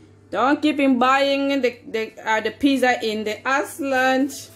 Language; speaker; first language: English; non-native, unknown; Lingala